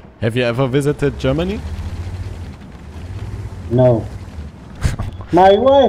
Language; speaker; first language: English; non-native, learner; German